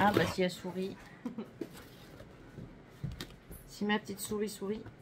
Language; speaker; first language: French; native; French